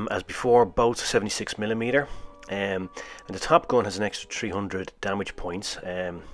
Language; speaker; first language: English; native; English